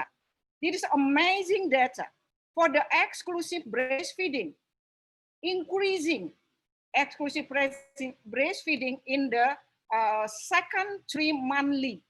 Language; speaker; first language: English; non-native, local second language; Indonesian